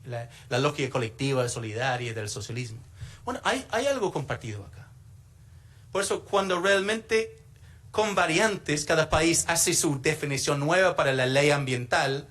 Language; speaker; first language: Spanish; non-native, fluent; English